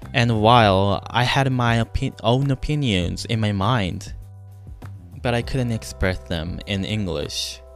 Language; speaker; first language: English; non-native, fluent; Japanese